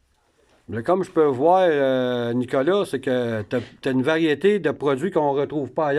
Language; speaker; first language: French; native; French